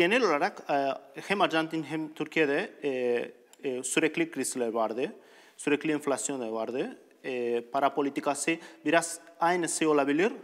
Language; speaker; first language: Turkish; non-native, learner; Spanish